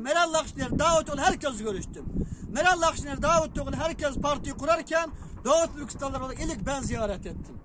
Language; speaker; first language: Turkish; non-native, learner; Uyghur